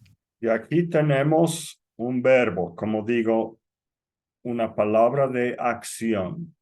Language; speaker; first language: Spanish; non-native, fluent; English